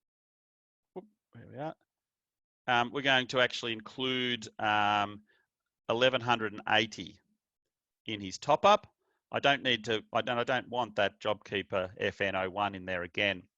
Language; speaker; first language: English; native; English